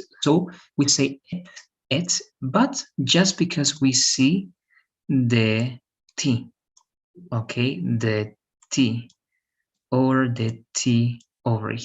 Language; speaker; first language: English; non-native, fluent; Spanish